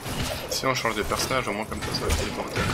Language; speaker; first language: French; native; French